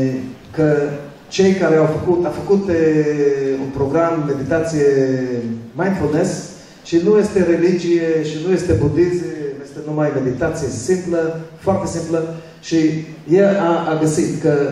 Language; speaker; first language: Romanian; early bilingual, other home language; Hebrew